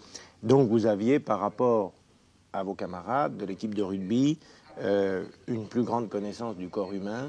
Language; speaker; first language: French; native; French